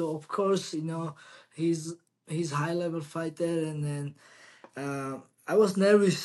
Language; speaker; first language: English; non-native, learner; Georgian